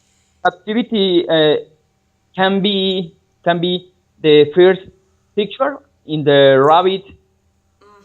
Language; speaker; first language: English; non-native, learner; Spanish